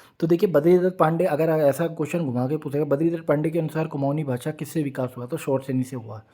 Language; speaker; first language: Hindi; native; Hindi